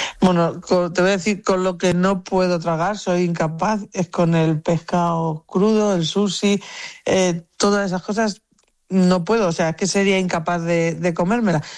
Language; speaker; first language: Spanish; native; Spanish